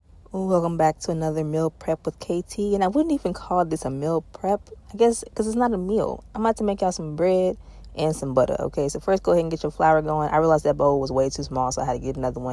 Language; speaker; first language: English; native; English